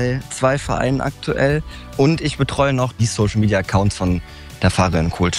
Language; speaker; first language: German; native; German